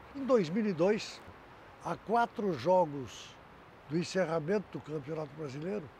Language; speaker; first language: Portuguese; native; Portuguese